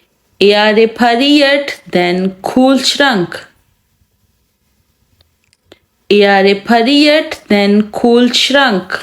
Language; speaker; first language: German; non-native, fluent; Urdu